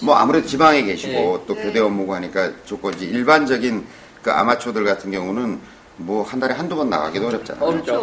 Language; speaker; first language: Korean; native; Korean